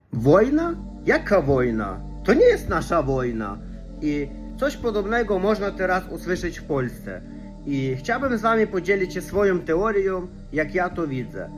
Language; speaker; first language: Polish; non-native, fluent; Russian